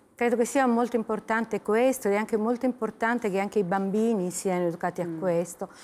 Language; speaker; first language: Italian; native; Italian